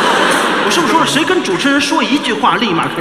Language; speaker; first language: Chinese; native; Chinese